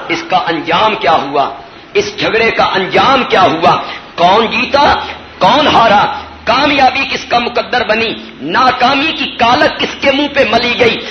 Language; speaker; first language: Urdu; non-native, local second language; Punjabi